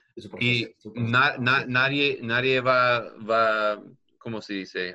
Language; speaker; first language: Spanish; non-native, learner; English